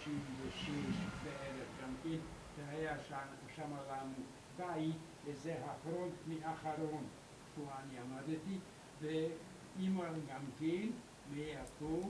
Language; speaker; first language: Hebrew; non-native, learner; German